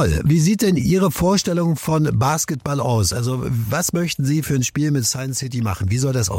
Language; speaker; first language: German; native; German